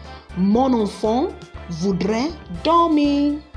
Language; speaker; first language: French; non-native, learner; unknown